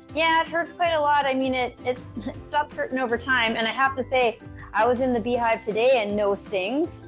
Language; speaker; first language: English; native; English